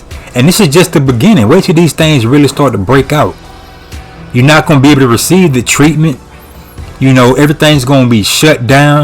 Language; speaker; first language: English; native; English